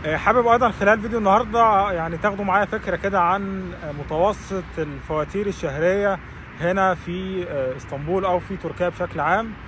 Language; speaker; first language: Arabic; native; Arabic